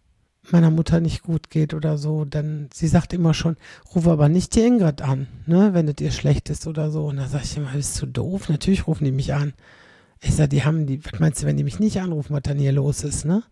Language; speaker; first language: German; native; German